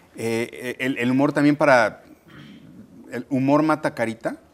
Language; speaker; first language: Spanish; native; Spanish